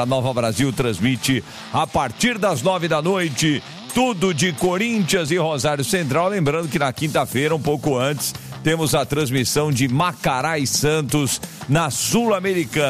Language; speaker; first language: Portuguese; native; Portuguese